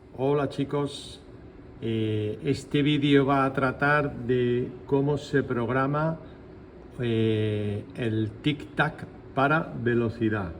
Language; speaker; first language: Spanish; native; Spanish